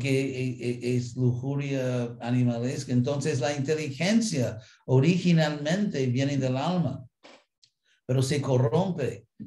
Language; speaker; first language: Spanish; non-native, fluent; English